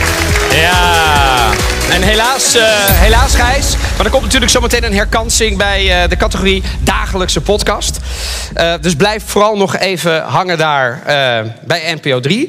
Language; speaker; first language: Dutch; native; Dutch